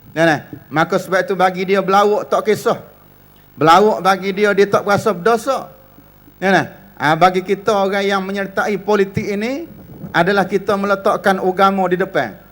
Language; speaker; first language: Malay; native; Malay